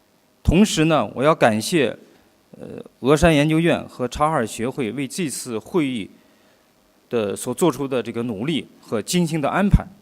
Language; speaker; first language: Chinese; native; Chinese